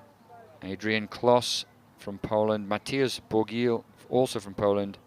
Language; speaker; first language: English; native; English